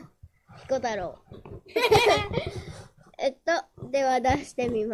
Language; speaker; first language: Japanese; native; Japanese